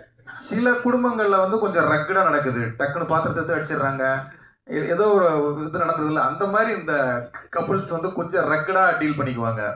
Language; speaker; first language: Tamil; native; Tamil